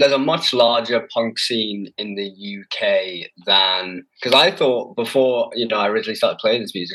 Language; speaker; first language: English; native; English